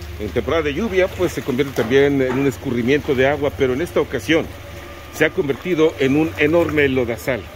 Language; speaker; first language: Spanish; native; Spanish